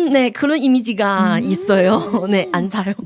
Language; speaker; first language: Korean; non-native, learner; Chinese